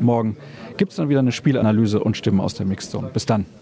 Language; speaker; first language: German; native; German